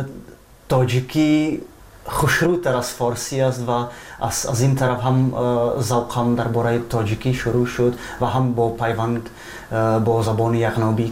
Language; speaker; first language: Persian; non-native, fluent; Czech